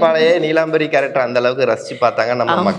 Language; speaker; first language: Tamil; native; Tamil